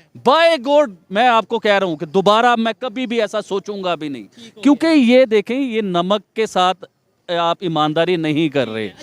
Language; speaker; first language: Urdu; non-native, local second language; Punjabi